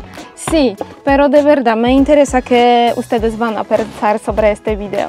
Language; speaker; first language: Spanish; non-native, fluent; Polish